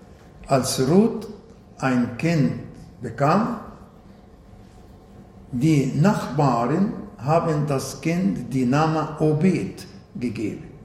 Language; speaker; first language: German; non-native, fluent; Arabic